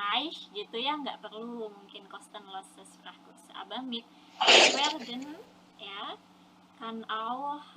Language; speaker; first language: German; non-native, fluent; Indonesian